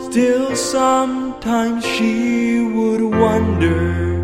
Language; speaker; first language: German; non-native, learner; Spanish